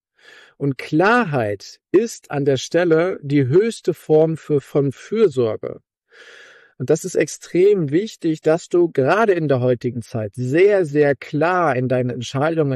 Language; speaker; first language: German; native; German